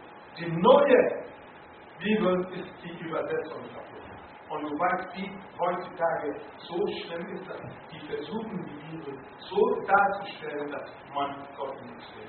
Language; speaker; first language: German; non-native, fluent; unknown